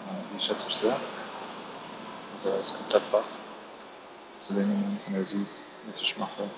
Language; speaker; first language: German; non-native, fluent; Arabic